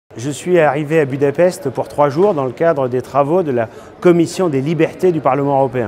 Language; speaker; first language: French; native; French